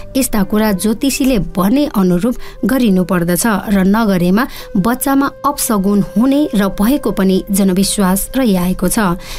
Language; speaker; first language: Nepali; non-native, local second language; Newari